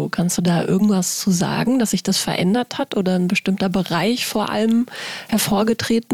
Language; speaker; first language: German; native; German